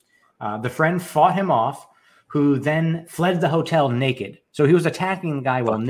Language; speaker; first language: English; native; English